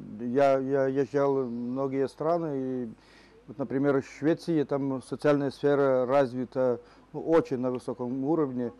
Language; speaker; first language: Ukrainian; non-native, learner; Lithuanian